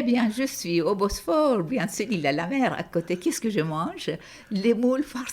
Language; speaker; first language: French; non-native, fluent; Turkish